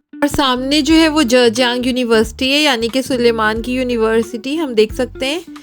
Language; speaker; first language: Urdu; native; Urdu